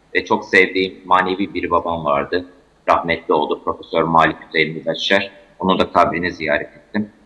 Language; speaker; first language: Turkish; native; Turkish